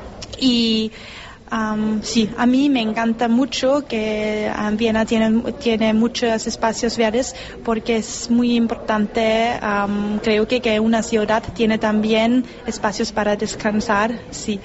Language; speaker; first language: Spanish; non-native, learner; German